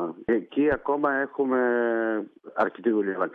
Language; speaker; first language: Greek; early bilingual, heritage; Greek